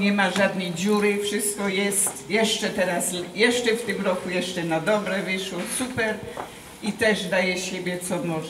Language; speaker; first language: Polish; early bilingual, heritage; Polish